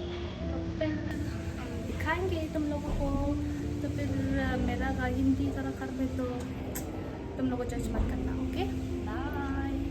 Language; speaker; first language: Hindi; non-native, local second language; Tibetan